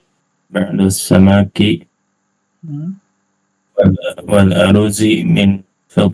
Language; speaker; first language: Arabic; non-native, learner; Indonesian